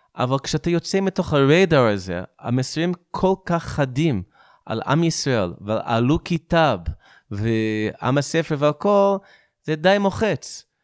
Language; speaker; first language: Hebrew; non-native, fluent; English